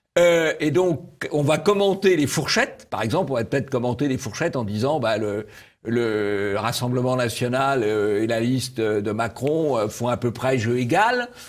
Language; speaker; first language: French; native; French